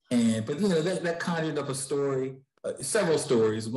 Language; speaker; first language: English; native; English